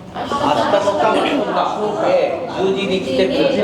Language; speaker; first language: Japanese; non-native, learner; Bangla